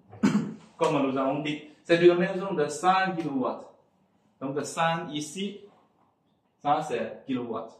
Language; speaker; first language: French; non-native, fluent; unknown